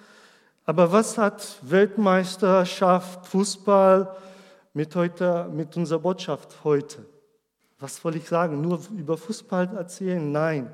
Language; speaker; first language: German; non-native, learner; Portuguese